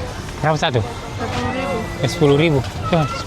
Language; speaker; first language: Indonesian; native; Indonesian